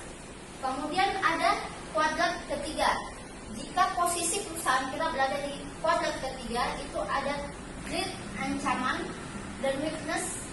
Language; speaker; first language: Indonesian; native; Indonesian